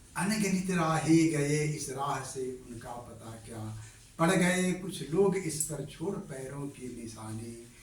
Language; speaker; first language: Hindi; native; Hindi